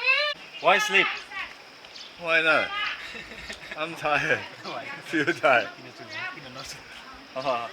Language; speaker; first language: English; non-native, learner; Korean